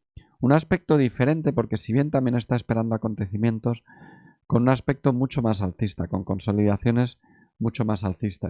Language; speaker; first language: Spanish; native; Spanish